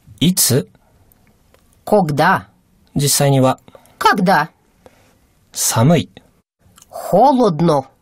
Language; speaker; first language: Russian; non-native, fluent; Japanese